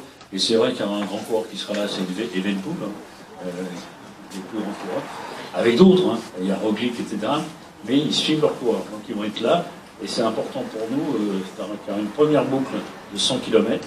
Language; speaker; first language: French; native; French